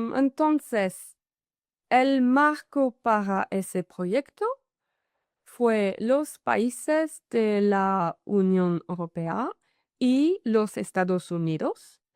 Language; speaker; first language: Spanish; non-native, fluent; French